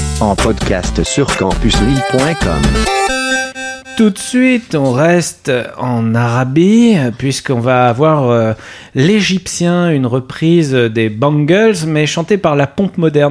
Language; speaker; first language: French; native; French